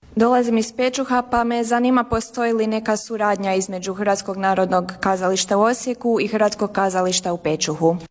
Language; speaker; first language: Croatian; early bilingual, heritage; Croatian